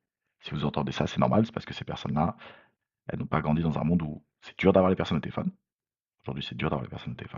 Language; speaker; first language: French; native; French